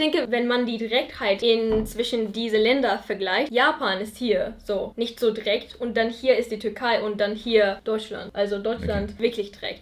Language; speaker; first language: German; non-native, fluent; Turkish